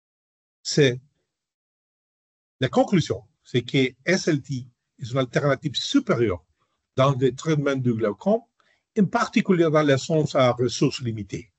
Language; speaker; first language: French; non-native, learner; Spanish